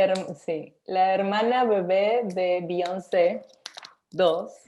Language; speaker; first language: Spanish; non-native, learner; English